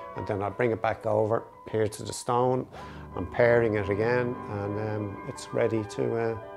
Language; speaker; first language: English; native; English